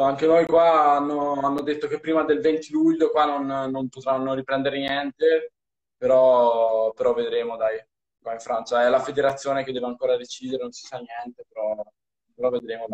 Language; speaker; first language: Italian; native; Italian